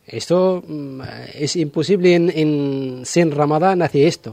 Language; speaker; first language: Spanish; non-native, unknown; Arabic